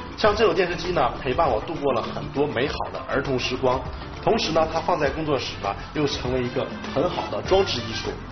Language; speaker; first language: Chinese; native; Chinese